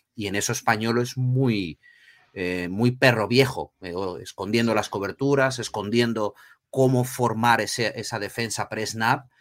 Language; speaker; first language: Spanish; early bilingual, other home language; Portuguese